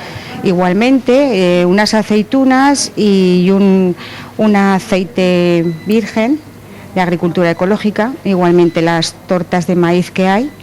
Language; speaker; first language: Spanish; native; Spanish